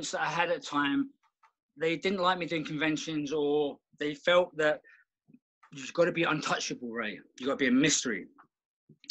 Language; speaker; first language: English; native; English